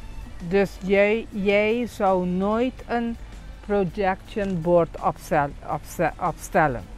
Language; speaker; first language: Dutch; non-native, local second language; Papiamento